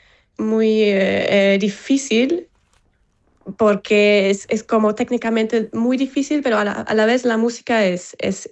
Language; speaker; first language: Spanish; non-native, fluent; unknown